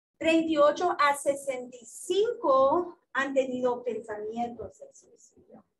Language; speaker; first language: Spanish; non-native, fluent; English